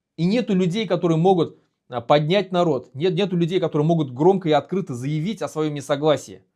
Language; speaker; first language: Russian; non-native, local second language; Bashkir